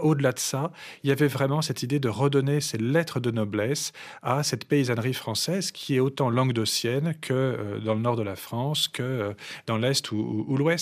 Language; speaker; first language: French; native; French